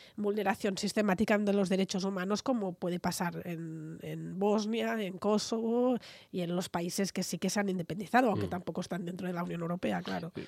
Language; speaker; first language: Spanish; non-native, local second language; Catalan